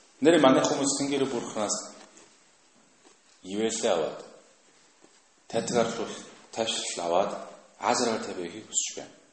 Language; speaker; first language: Mongolian; non-native, fluent; Korean